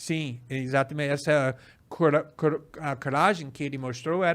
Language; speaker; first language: Portuguese; non-native, fluent; English